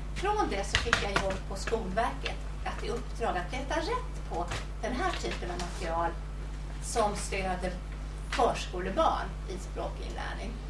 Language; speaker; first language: Swedish; native; Swedish